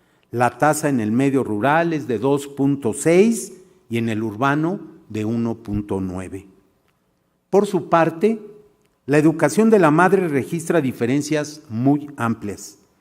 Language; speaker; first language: Spanish; native; Spanish